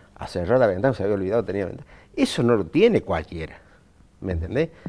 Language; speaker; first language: Spanish; native; Spanish